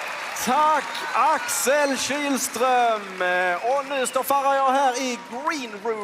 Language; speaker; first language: Swedish; native; Swedish